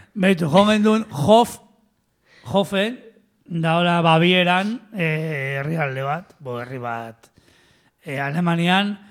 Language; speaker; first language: Basque; native; Basque